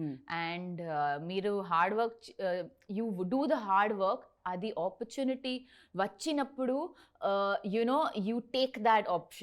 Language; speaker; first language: Telugu; non-native, learner; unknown